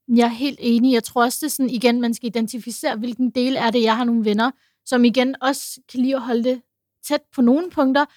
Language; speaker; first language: Danish; early bilingual, other home language; Urdu